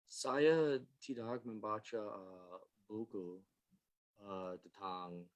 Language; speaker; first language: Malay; non-native, learner; English